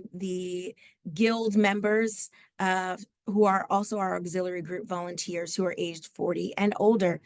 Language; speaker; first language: English; native; English